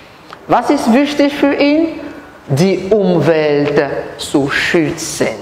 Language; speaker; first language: German; non-native, learner; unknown